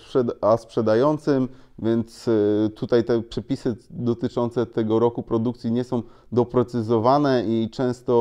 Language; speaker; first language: Polish; native; Polish